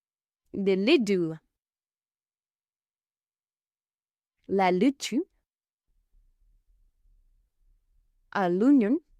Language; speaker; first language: French; non-native, fluent; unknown